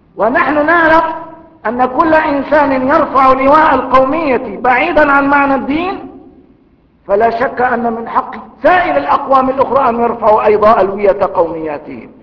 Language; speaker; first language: Arabic; early bilingual, other home language; Kurdish